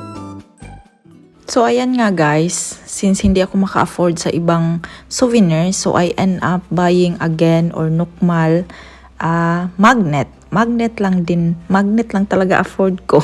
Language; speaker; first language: Filipino; non-native, local second language; Cebuano